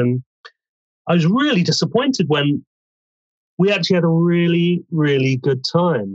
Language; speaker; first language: English; native; English